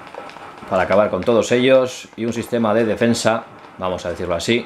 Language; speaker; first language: Spanish; native; Spanish